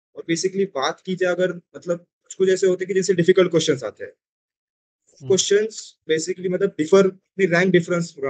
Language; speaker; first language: Hindi; non-native, local second language; Marathi